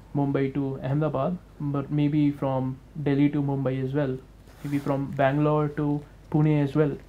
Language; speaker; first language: English; non-native, local second language; Hindi